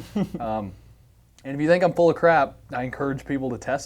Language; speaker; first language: English; native; English